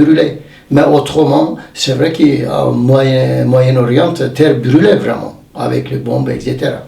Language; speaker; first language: French; non-native, fluent; Turkish